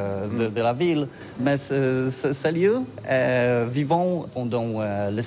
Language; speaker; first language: French; non-native, learner; Polish